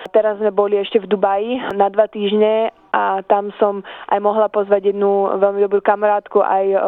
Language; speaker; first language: Slovak; early bilingual, heritage; Slovak